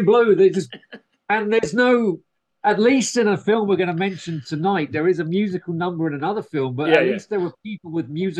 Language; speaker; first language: English; native; English